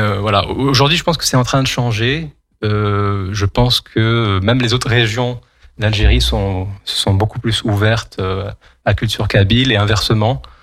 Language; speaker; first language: French; non-native, local second language; Kabyle